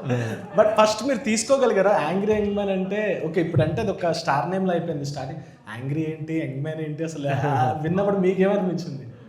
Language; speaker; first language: Telugu; native; Telugu